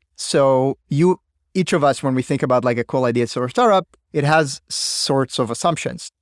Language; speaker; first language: English; non-native, fluent; Hebrew